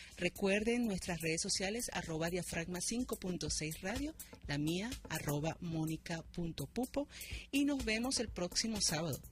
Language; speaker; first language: Spanish; native; Spanish